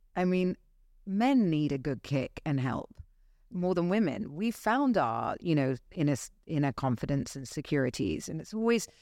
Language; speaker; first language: English; native; English